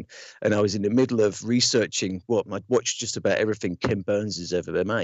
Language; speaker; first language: English; native; English